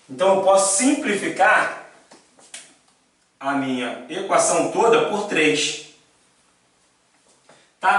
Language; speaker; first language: Portuguese; native; Portuguese